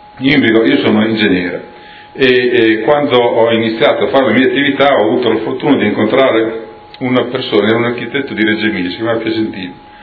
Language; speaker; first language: Italian; native; Italian